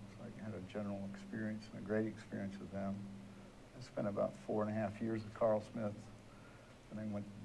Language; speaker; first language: English; native; English